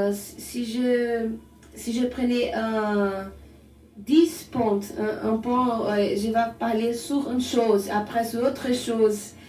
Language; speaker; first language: French; non-native, learner; Portuguese